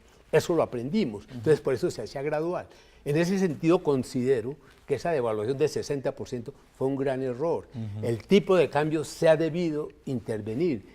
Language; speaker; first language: Spanish; native; Spanish